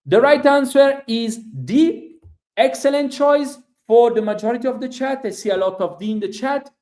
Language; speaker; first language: English; non-native, fluent; Italian